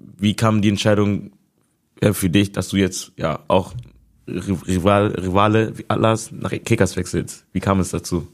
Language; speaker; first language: German; native; German